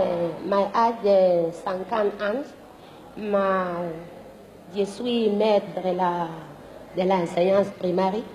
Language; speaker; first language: French; non-native, learner; Spanish